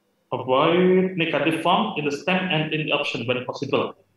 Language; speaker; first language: English; non-native, fluent; Indonesian